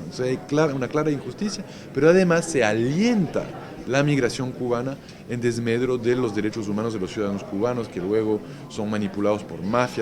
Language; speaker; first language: Spanish; native; Spanish